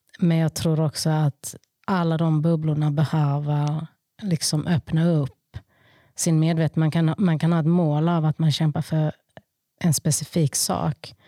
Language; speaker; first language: Swedish; early bilingual, other home language; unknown